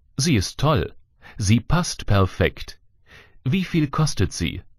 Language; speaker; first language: German; native; German